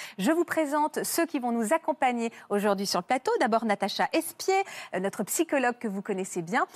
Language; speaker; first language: French; native; French